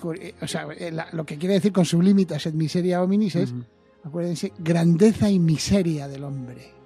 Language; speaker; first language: Spanish; native; Spanish